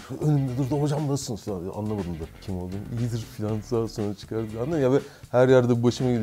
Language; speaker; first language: Turkish; native; Turkish